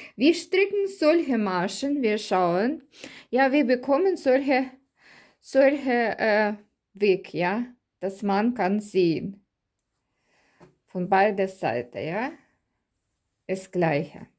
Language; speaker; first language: German; non-native, learner; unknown